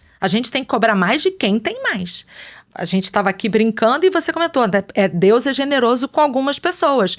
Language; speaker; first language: Portuguese; native; Portuguese